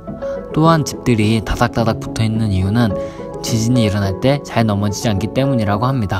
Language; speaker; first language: Korean; native; Korean